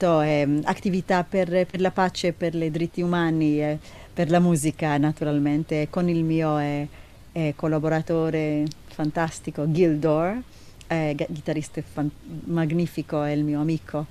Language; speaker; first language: Italian; non-native, learner; Hebrew